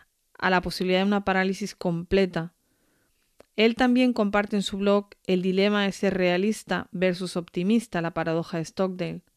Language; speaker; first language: Spanish; native; Spanish